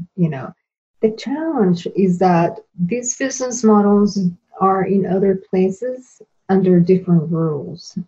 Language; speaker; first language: English; non-native, fluent; Spanish